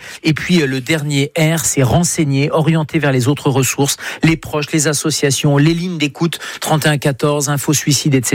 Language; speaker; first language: French; native; French